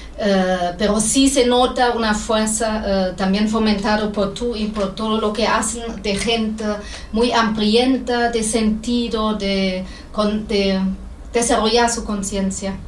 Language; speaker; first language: Spanish; non-native, fluent; German